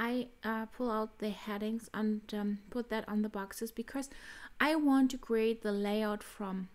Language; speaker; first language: English; non-native, fluent; German